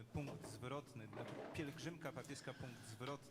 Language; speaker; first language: Polish; native; Polish